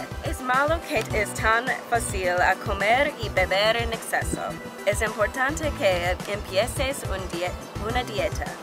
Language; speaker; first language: Spanish; non-native, learner; English